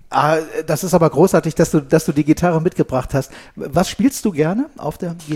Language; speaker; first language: German; native; German